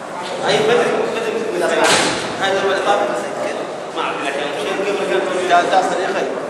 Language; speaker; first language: Arabic; native; Arabic